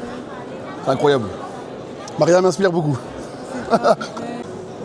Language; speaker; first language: French; native; French